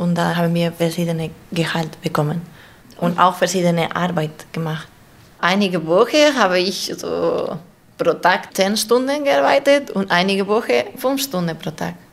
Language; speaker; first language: German; non-native, fluent; Spanish